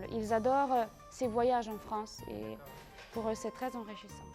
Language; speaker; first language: French; non-native, local second language; Ukrainian